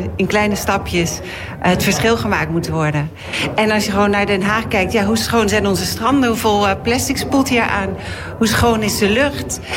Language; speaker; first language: Dutch; native; Dutch